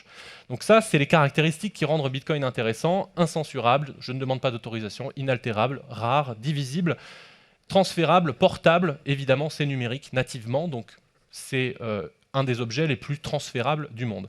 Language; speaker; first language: French; native; French